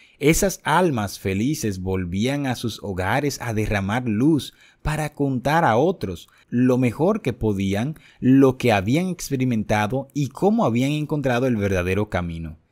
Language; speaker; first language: Spanish; native; Spanish